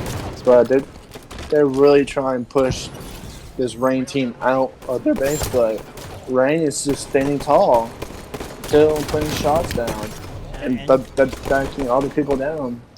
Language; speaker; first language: English; native; English